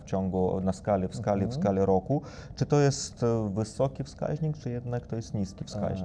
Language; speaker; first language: Polish; non-native, fluent; Ukrainian